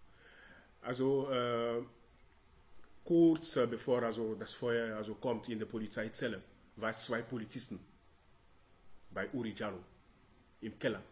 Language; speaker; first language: German; non-native, learner; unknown